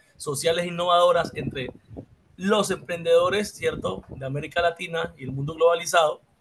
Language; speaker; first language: Spanish; native; Spanish